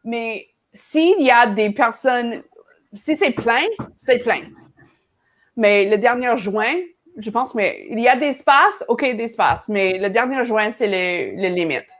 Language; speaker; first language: French; non-native, learner; English